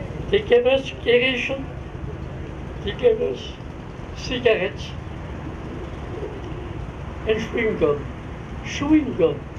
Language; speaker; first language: English; non-native, fluent; French